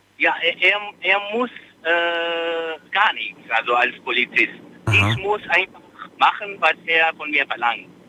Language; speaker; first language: German; non-native, fluent; Arabic